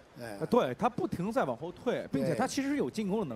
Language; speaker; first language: Chinese; native; Chinese